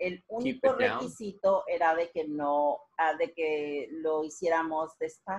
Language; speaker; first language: Spanish; native; Spanish